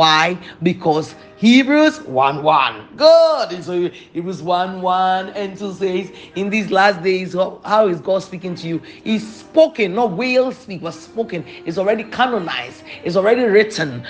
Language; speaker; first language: English; non-native, local second language; Akan